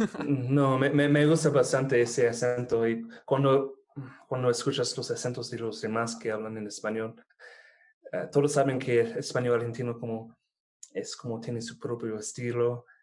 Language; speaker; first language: Spanish; non-native, fluent; English